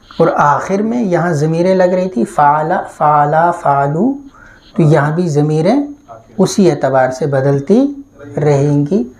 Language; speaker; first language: Urdu; native; Urdu